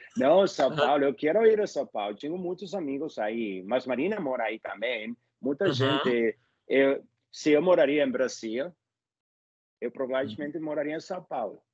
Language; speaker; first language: Portuguese; non-native, learner; Spanish